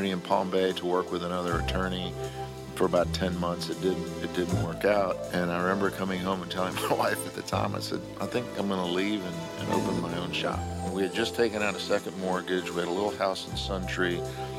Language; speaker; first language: English; early bilingual, other home language; Spanish